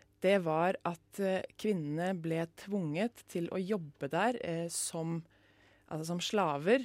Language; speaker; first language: Norwegian; native; Norwegian